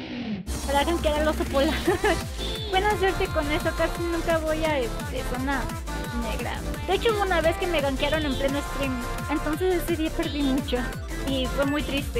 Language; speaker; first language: Spanish; native; Spanish